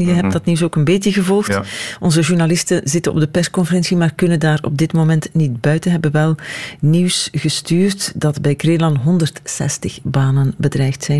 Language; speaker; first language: Dutch; native; Dutch